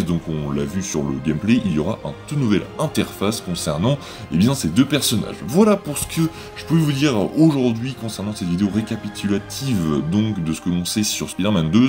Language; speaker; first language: French; native; French